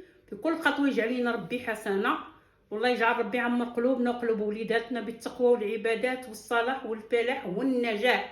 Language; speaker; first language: Arabic; native; Arabic